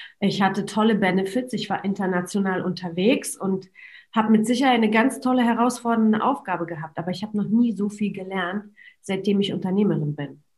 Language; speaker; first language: German; early bilingual, other home language; Polish